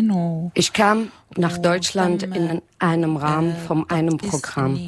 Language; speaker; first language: German; non-native, learner; Arabic